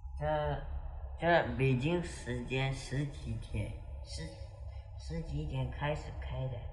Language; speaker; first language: Chinese; non-native, local second language; Uyghur